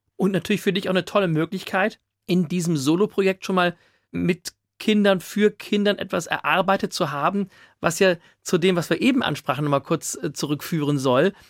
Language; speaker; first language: German; native; German